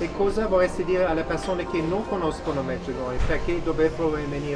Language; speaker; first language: Italian; non-native, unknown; German